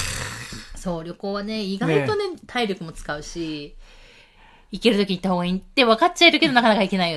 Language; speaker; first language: Japanese; native; Japanese